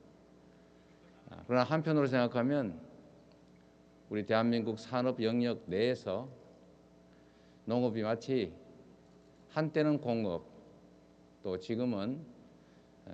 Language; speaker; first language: Korean; native; Korean